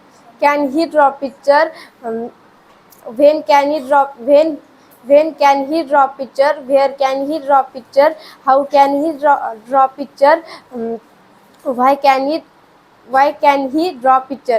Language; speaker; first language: English; non-native, learner; Marathi